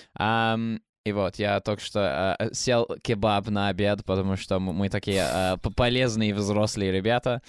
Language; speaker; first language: Russian; non-native, fluent; English